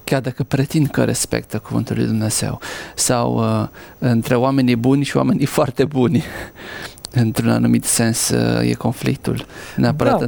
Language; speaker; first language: Romanian; native; Romanian